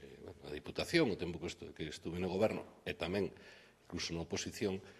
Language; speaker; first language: Galician; native; Galician